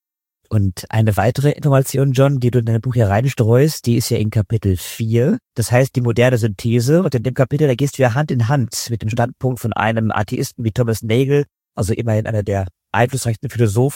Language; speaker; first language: German; native; German